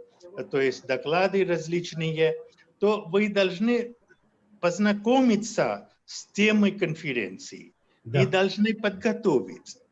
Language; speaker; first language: Russian; non-native, fluent; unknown